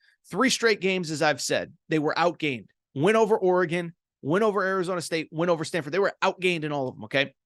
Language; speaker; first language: English; native; English